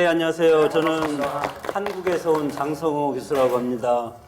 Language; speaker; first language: Korean; native; Korean